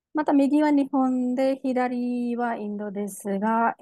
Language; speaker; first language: Japanese; non-native, fluent; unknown